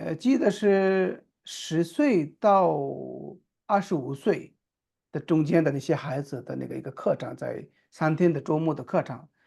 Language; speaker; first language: Chinese; non-native, local second language; Tibetan